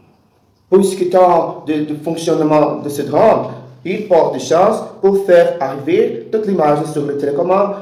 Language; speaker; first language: French; non-native, learner; Portuguese